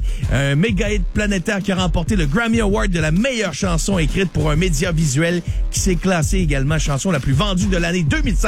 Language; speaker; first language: French; native; French